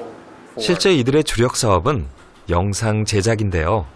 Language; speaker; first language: Korean; native; Korean